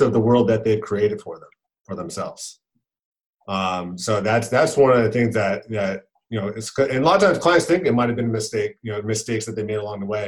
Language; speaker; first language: English; native; English